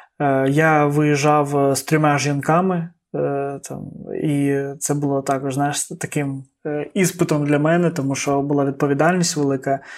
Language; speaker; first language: Ukrainian; non-native, local second language; Russian